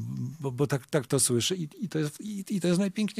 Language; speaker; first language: Polish; early bilingual, heritage; Polish